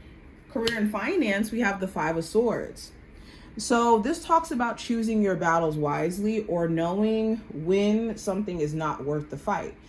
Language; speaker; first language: English; native; English